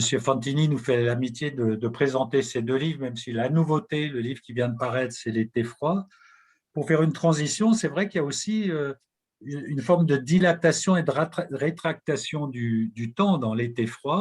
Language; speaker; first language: French; native; French